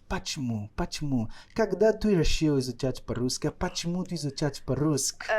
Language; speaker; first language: Russian; non-native, learner; Portuguese